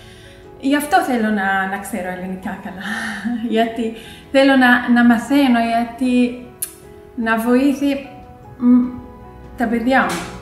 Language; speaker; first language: Greek; non-native, learner; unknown